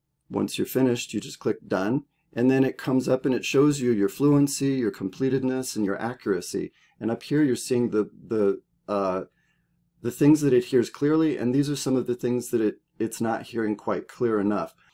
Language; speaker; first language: English; native; English